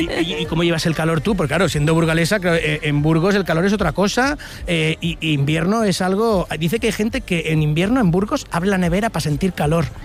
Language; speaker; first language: Spanish; native; Spanish